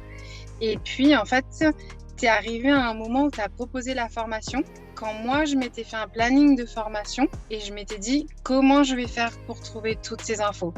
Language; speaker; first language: French; native; French